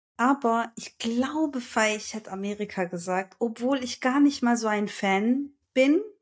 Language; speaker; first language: German; early bilingual, other home language; Turkish